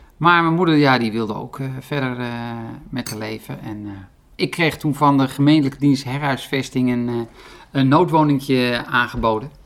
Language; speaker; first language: Dutch; native; Dutch